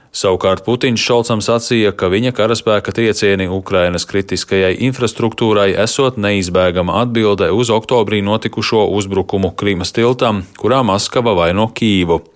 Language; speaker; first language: Latvian; native; Latvian